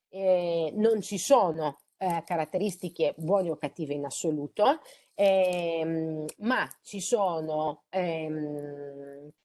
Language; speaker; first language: Italian; non-native, fluent; Greek